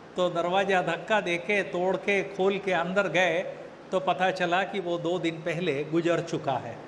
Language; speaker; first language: Hindi; native; Hindi